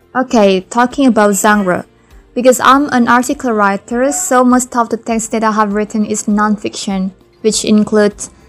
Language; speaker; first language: English; non-native, fluent; Indonesian